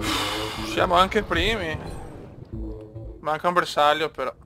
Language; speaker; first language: Italian; native; Italian